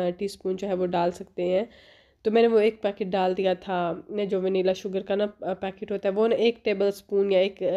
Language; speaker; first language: Urdu; native; Urdu